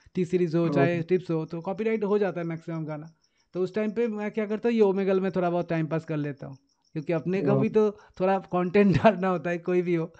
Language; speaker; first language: Hindi; non-native, local second language; Bangla